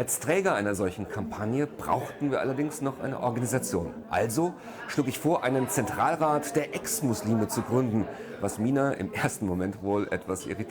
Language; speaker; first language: German; native; German